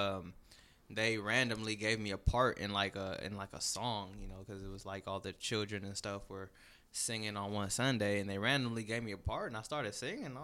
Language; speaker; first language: English; native; English